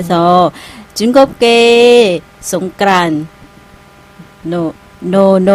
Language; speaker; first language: Korean; non-native, learner; Thai